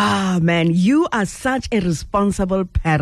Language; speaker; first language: English; non-native, local second language; Zulu